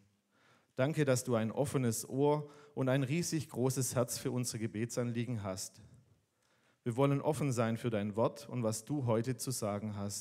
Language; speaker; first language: German; native; German